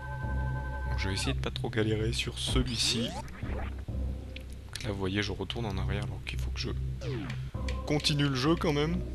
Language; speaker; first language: French; native; French